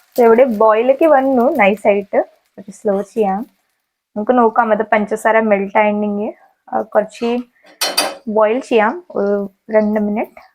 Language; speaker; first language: Malayalam; non-native, learner; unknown